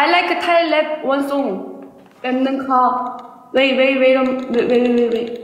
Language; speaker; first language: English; non-native, learner; Korean